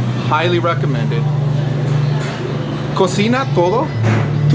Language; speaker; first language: Spanish; non-native, learner; English